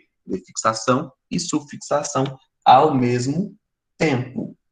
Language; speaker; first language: Portuguese; native; Portuguese